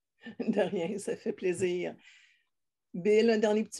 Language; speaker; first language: French; native; French